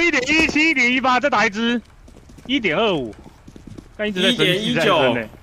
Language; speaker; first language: Chinese; native; Chinese